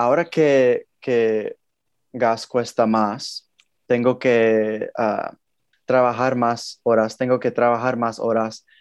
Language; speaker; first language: Spanish; early bilingual, heritage; Spanish